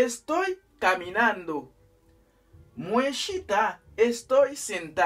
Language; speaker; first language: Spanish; non-native, fluent; Haitian Creole